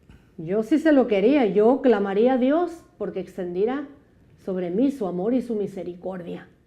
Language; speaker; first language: Spanish; native; Spanish